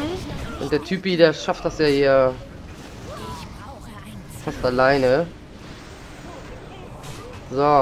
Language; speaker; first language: German; native; German